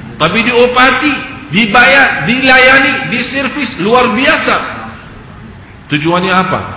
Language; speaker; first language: Indonesian; non-native, fluent; Arabic